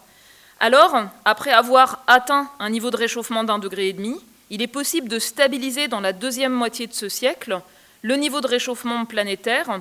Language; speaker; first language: French; native; French